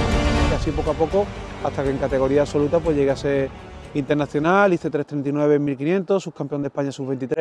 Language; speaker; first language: Spanish; native; Spanish